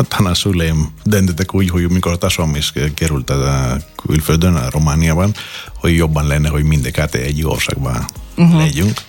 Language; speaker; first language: Hungarian; non-native, fluent; Greek